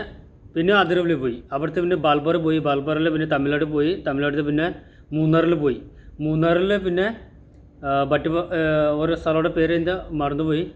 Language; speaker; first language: Malayalam; non-native, learner; Assamese